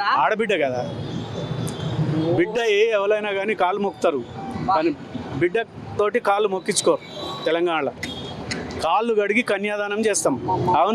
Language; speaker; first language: Telugu; native; Telugu